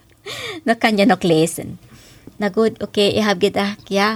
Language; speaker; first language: German; non-native, fluent; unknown